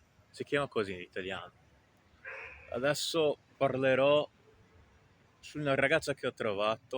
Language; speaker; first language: Italian; non-native, fluent; Portuguese